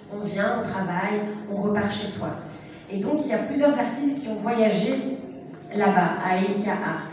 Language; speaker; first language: French; native; French